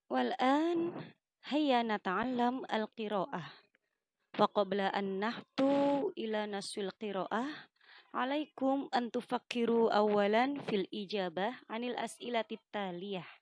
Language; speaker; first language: Arabic; non-native, fluent; Indonesian